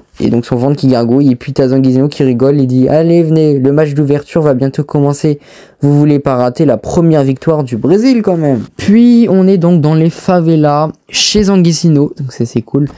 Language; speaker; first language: French; native; French